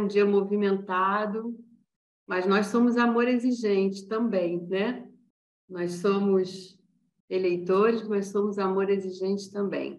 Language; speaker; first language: Portuguese; native; Portuguese